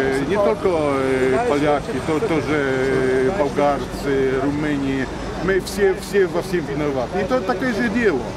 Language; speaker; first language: Russian; non-native, learner; Polish